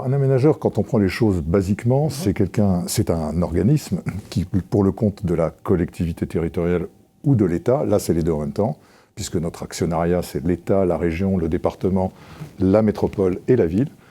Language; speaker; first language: French; native; French